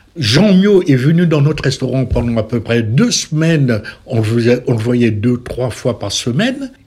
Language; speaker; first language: French; native; French